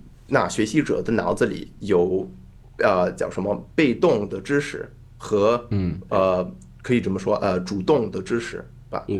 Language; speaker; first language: Chinese; non-native, fluent; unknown